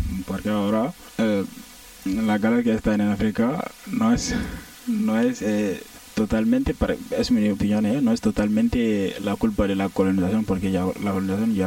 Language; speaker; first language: Spanish; non-native, learner; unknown